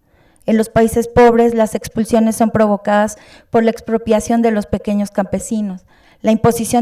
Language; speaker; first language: Spanish; native; Spanish